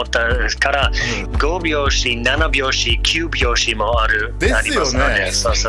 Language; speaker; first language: Japanese; non-native, learner; English